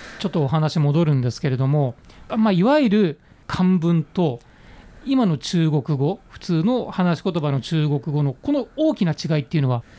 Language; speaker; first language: Japanese; native; Japanese